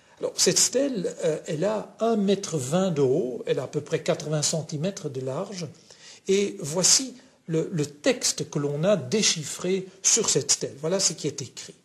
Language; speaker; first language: French; non-native, local second language; Dutch